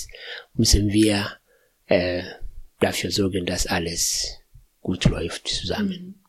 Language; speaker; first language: German; non-native, fluent; Swahili